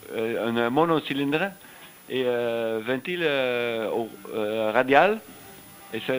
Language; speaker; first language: French; non-native, learner; Dutch